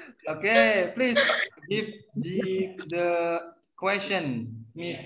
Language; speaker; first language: English; non-native, learner; Indonesian